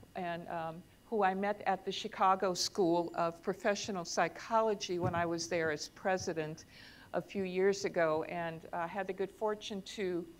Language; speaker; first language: English; native; English